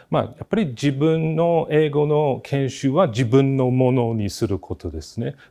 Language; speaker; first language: Japanese; non-native, fluent; English